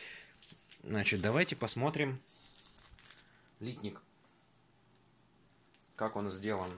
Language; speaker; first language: Russian; native; Russian